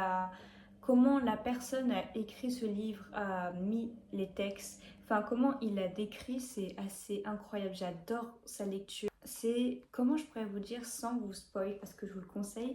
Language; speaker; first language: French; native; French